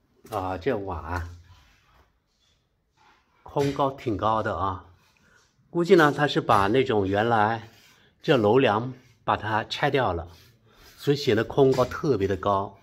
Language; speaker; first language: Chinese; native; Chinese